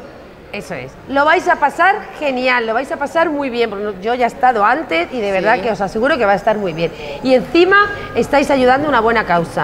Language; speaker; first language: Spanish; native; Spanish